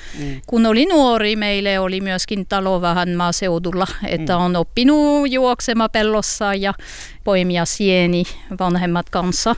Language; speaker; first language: Finnish; non-native, learner; French